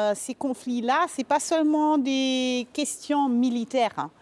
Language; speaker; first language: French; non-native, fluent; German